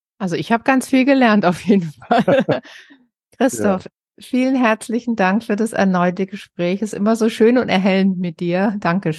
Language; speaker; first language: German; native; German